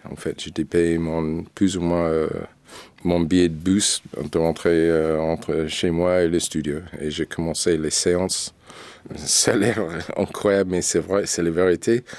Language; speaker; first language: French; non-native, fluent; English